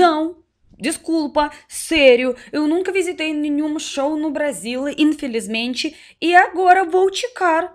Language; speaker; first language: Portuguese; non-native, learner; Russian